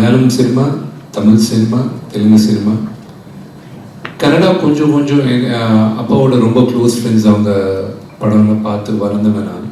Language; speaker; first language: Tamil; non-native, local second language; Telugu